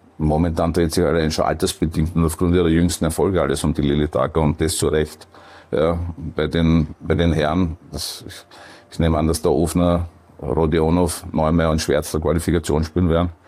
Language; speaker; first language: German; native; German